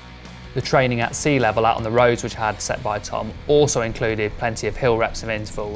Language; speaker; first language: English; native; English